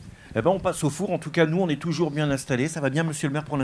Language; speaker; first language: French; native; French